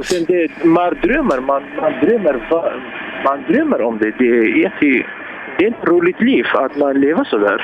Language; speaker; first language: Swedish; non-native, fluent; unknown